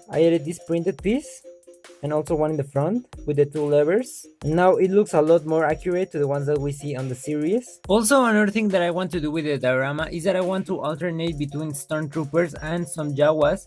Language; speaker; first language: English; non-native, local second language; Spanish